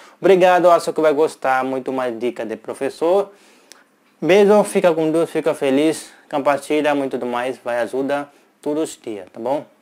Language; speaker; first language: Portuguese; non-native, learner; Hindi